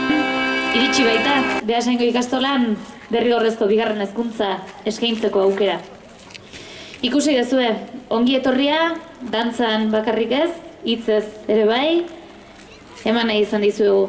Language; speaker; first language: Basque; native; Basque